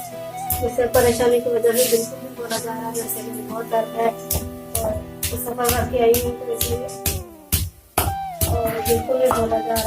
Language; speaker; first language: Hindi; non-native, local second language; Punjabi